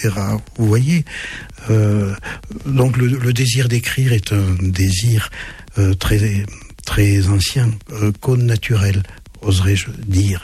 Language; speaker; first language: French; native; French